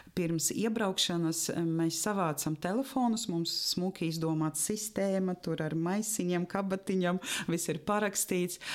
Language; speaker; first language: Latvian; non-native, local second language; Russian